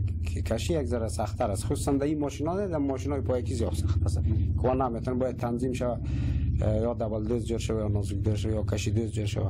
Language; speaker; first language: Persian; native; Persian